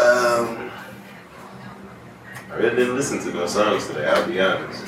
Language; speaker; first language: English; native; English